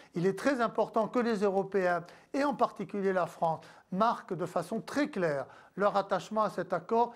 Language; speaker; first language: French; native; French